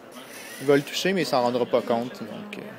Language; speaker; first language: French; native; French